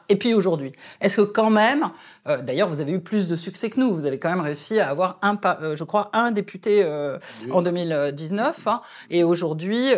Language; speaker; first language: French; native; French